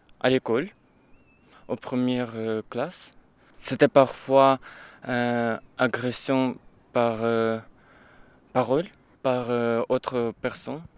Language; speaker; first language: French; non-native, learner; Ukrainian